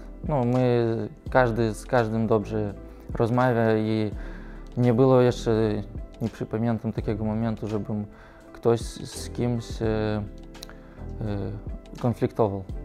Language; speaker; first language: Polish; non-native, learner; Russian